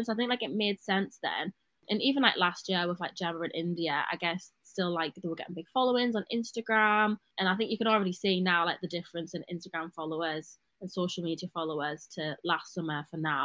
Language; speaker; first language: English; native; English